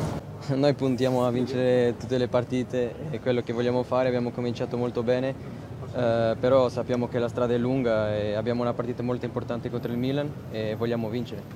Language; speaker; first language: Italian; non-native, fluent; Portuguese